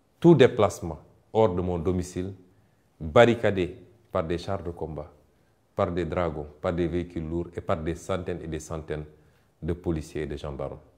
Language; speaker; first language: French; non-native, local second language; Wolof